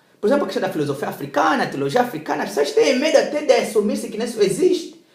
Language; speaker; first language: Portuguese; native; Portuguese